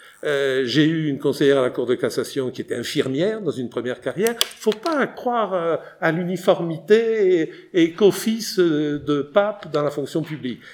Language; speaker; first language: French; native; French